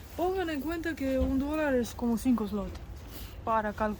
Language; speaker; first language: Spanish; non-native, fluent; Polish